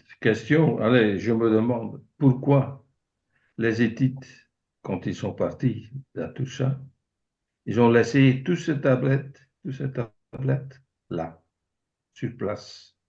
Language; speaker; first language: French; non-native, fluent; Dutch